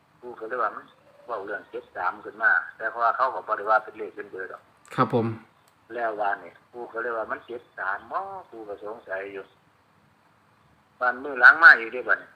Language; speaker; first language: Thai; non-native, local second language; Lao